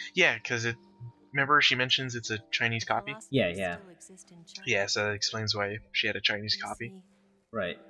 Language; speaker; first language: English; native; English